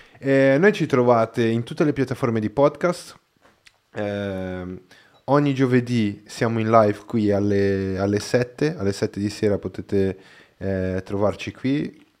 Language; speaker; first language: Italian; non-native, fluent; Portuguese